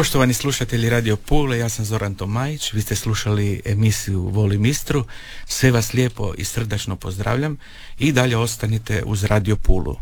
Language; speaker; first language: Serbian; native; Serbian